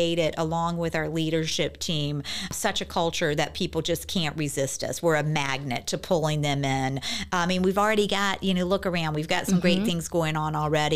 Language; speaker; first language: English; native; English